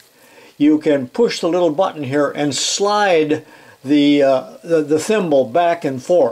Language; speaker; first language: English; native; English